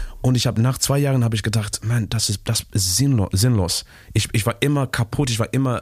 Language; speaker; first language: German; non-native, learner; Shona